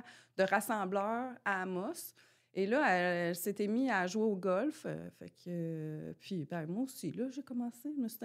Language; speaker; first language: French; native; French